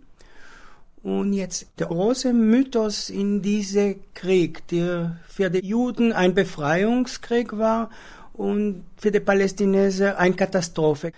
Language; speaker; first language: German; non-native, fluent; Hebrew